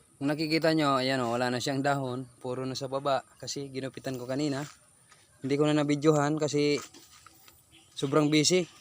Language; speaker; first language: Filipino; non-native, local second language; Bikol